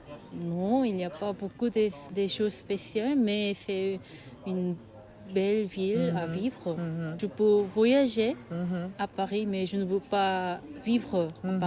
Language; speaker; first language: French; non-native, learner; Korean